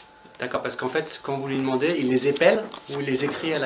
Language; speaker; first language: French; native; French